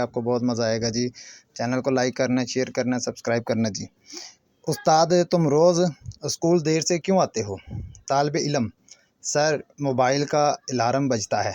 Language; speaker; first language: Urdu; non-native, local second language; Punjabi